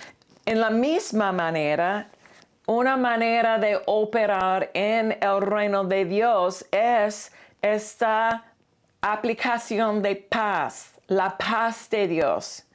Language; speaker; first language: Spanish; non-native, fluent; English